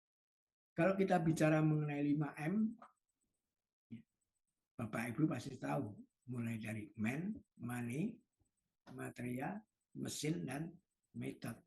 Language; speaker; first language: Indonesian; native; Indonesian